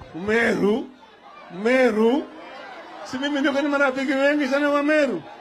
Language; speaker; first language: Swahili; non-native, local second language; Luo (Kenya and Tanzania)